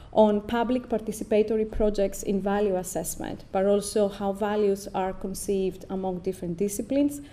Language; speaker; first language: English; non-native, fluent; Greek